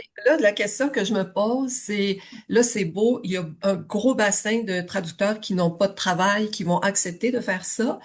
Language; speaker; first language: French; native; French